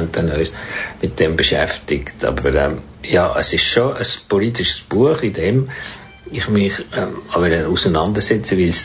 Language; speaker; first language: German; native; German